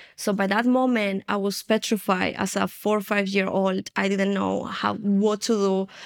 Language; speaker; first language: English; non-native, fluent; Spanish